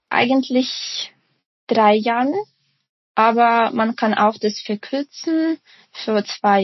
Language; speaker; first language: German; non-native, fluent; Ukrainian